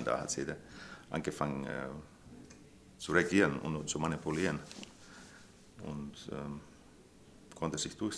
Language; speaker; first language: German; non-native, fluent; Finnish